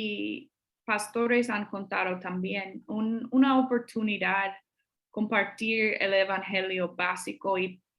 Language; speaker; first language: Spanish; non-native, fluent; English